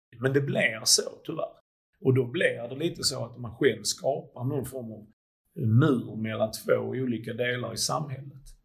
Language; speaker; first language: Swedish; early bilingual, other home language; Croatian